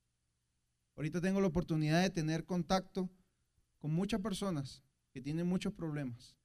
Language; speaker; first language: Spanish; native; Spanish